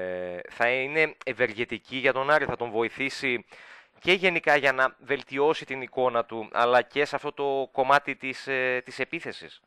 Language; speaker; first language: Greek; native; Greek